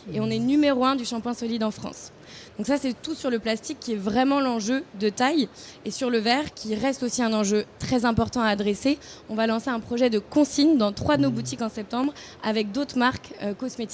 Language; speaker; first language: French; native; French